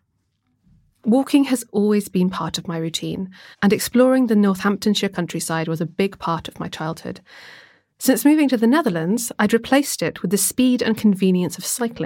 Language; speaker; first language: English; native; English